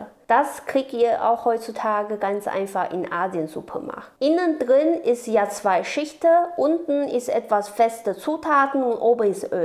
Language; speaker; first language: German; non-native, learner; Chinese